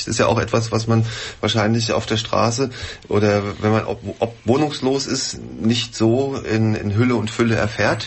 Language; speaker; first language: German; native; German